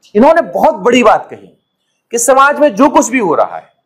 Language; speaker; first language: Hindi; native; Hindi